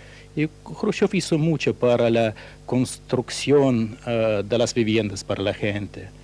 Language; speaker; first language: Spanish; non-native, fluent; Russian